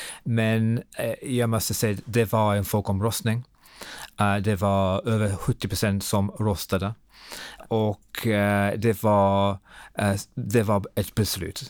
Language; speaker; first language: Swedish; non-native, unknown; English